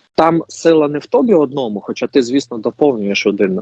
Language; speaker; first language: Ukrainian; native; Ukrainian